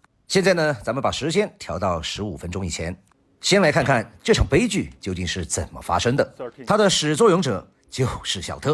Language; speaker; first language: Chinese; native; Chinese